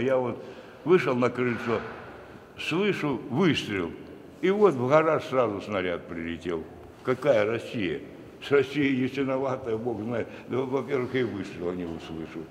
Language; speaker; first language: Russian; native; Russian